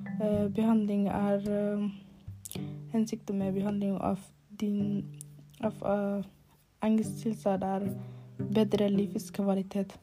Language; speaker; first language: Norwegian; non-native, learner; Arabic